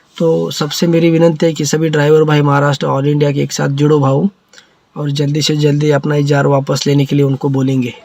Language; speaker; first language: Hindi; non-native, local second language; Marathi